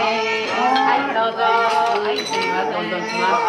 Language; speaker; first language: Japanese; non-native, fluent; Chinese